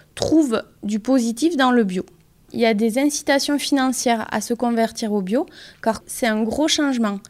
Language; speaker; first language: French; native; French